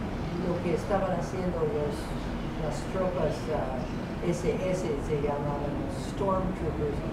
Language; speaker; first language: Spanish; non-native, fluent; English